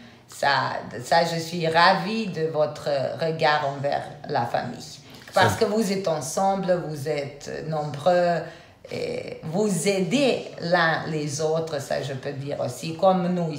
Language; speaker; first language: French; non-native, fluent; Serbian